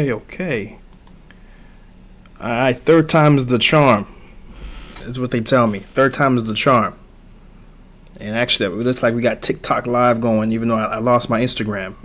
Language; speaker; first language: English; early bilingual, other home language; Haitian Creole